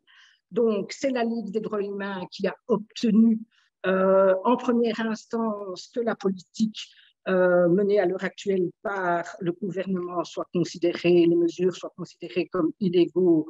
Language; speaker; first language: French; native; French